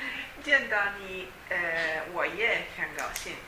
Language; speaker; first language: Chinese; non-native, learner; Italian